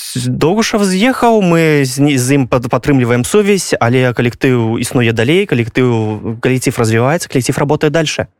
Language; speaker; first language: Belarusian; non-native, local second language; Russian